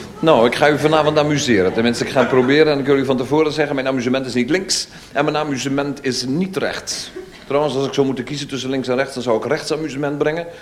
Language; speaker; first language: Dutch; native; Dutch